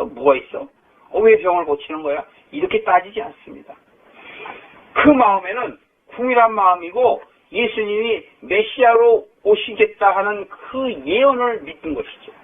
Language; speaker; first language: Korean; native; Korean